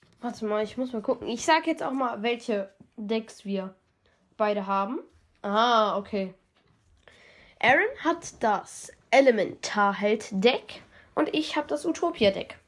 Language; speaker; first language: German; native; German